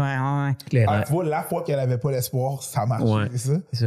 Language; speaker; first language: French; native; French